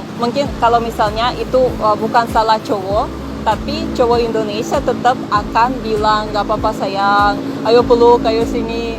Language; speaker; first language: Indonesian; non-native, fluent; Russian